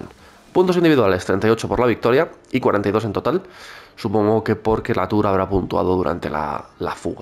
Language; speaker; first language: Spanish; native; Spanish